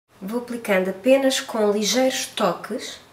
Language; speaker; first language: Portuguese; native; Portuguese